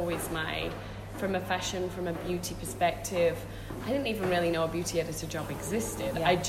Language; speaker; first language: English; native; English